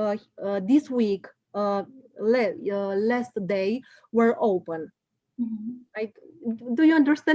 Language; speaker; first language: English; non-native, learner; Romanian